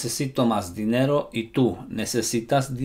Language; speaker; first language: Spanish; non-native, learner; Slovak